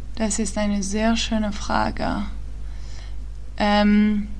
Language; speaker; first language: German; early bilingual, heritage; German